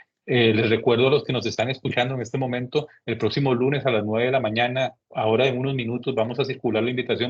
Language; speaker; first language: Spanish; native; Spanish